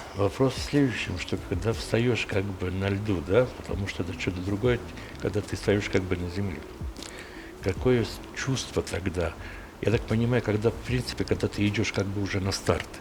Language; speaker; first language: Russian; non-native, fluent; Armenian